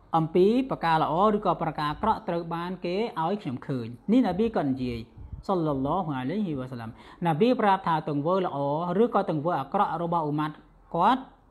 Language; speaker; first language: Khmer; non-native, local second language; Western Cham